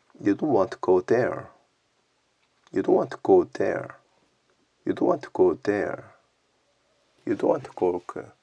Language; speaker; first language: English; non-native, learner; Korean